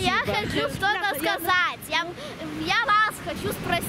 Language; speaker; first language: Russian; non-native, local second language; Lithuanian